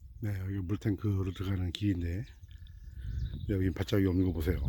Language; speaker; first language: Korean; native; Korean